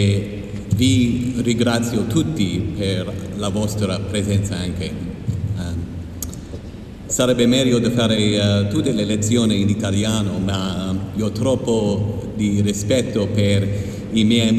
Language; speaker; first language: Italian; non-native, learner; English